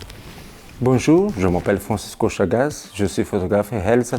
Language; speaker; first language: French; non-native, fluent; Portuguese